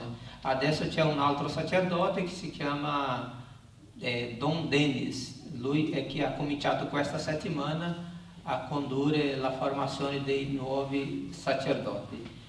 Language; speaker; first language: Italian; non-native, learner; Portuguese